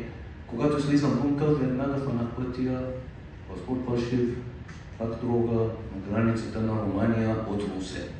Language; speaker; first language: Bulgarian; non-native, fluent; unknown